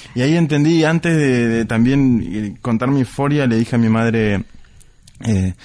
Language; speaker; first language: Spanish; native; Spanish